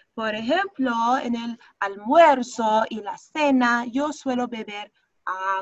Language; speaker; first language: Spanish; non-native, fluent; English